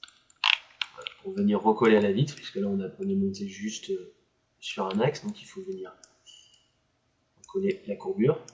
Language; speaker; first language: French; native; French